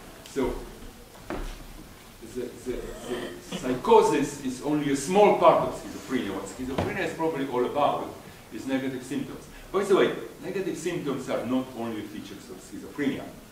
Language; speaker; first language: English; non-native, fluent; Romanian